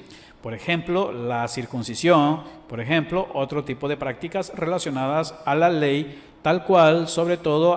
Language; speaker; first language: Spanish; native; Spanish